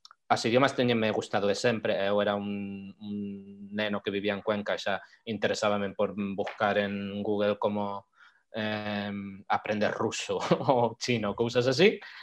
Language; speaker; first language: Galician; non-native, local second language; Spanish